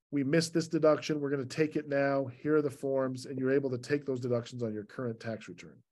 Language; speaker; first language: English; native; English